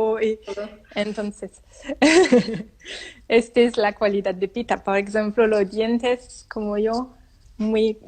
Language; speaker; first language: Spanish; non-native, learner; French